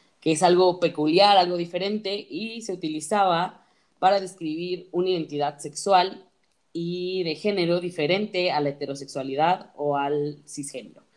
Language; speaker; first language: Spanish; native; Spanish